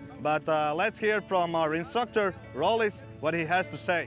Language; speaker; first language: English; non-native, fluent; Latvian